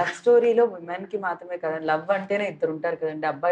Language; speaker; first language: Telugu; native; Telugu